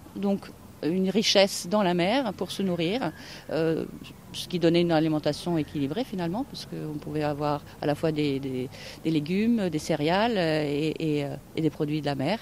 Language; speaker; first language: French; non-native, fluent; Norwegian